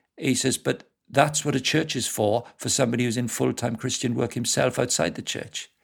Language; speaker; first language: English; native; English